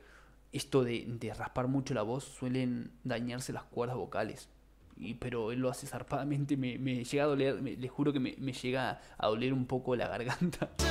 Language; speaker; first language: Spanish; native; Spanish